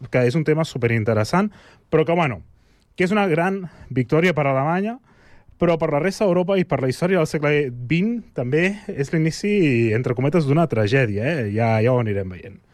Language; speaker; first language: Catalan; native; Catalan